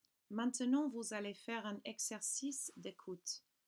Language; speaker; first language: French; non-native, fluent; English